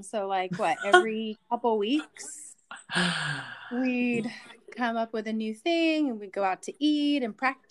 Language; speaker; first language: English; native; English